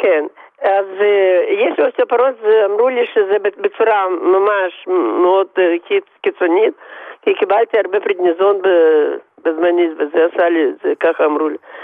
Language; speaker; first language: Hebrew; non-native, fluent; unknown